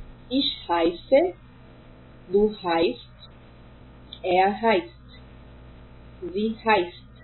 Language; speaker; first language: German; non-native, fluent; Portuguese